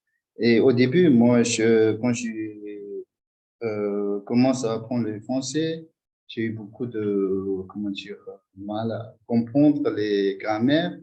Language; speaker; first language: French; non-native, fluent; Tibetan